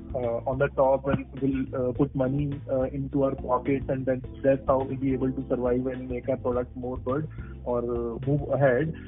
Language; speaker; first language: English; non-native, local second language; Punjabi